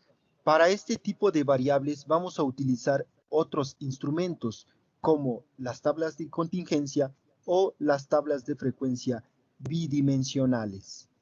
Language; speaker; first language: Spanish; native; Spanish